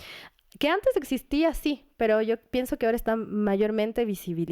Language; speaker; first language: Spanish; native; Spanish